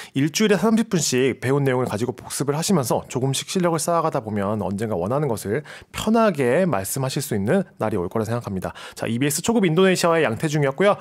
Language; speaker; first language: Korean; native; Korean